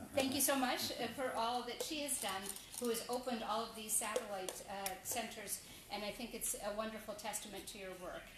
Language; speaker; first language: English; native; English